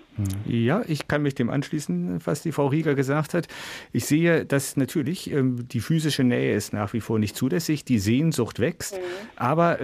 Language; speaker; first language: German; native; German